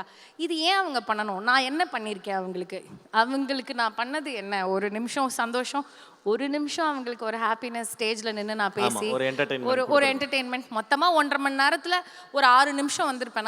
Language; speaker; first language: Tamil; native; Tamil